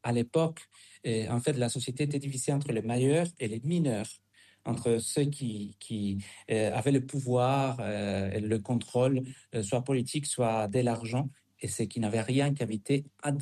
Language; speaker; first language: French; non-native, fluent; Spanish